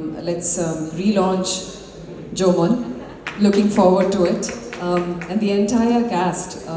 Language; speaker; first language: Malayalam; early bilingual, heritage; Malayalam